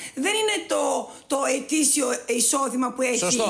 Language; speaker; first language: Greek; native; Greek